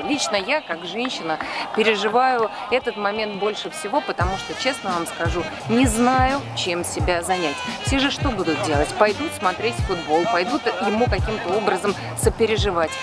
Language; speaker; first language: Russian; native; Russian